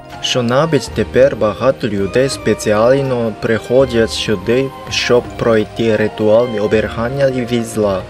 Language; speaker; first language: Ukrainian; non-native, fluent; Japanese